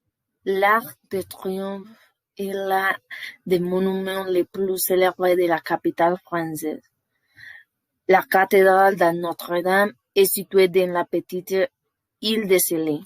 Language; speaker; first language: French; non-native, learner; Spanish